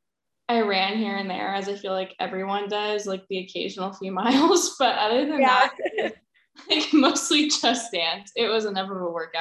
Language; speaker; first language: English; native; English